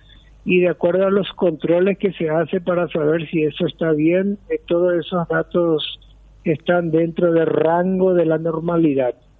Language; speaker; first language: Spanish; native; Spanish